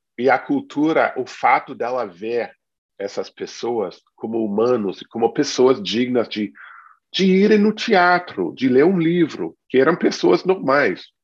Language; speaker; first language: Portuguese; non-native, fluent; English